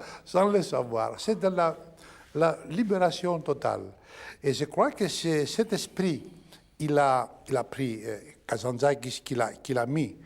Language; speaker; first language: French; non-native, fluent; Greek